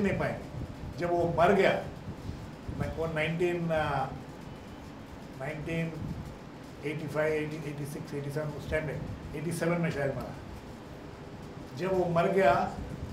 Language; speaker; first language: Hindi; non-native, local second language; Kannada